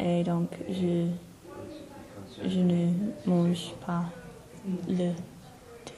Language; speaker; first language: French; non-native, learner; English